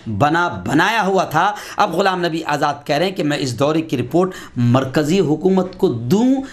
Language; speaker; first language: Urdu; native; Urdu